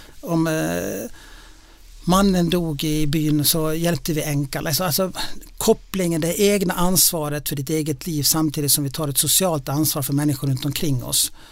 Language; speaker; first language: Swedish; native; Swedish